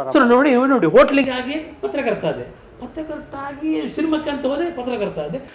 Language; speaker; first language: Kannada; non-native, local second language; Tulu